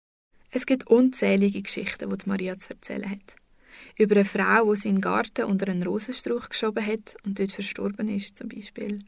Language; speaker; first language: German; native; German